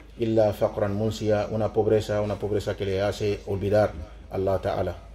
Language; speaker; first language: Spanish; non-native, fluent; Mandingo